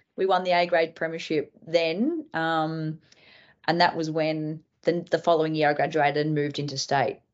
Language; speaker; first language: English; native; English